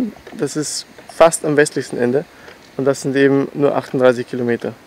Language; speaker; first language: German; native; German